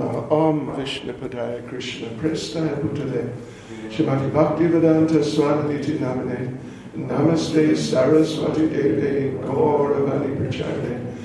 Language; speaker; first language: Russian; non-native, learner; English